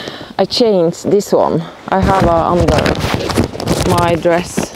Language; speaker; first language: English; non-native, learner; Norwegian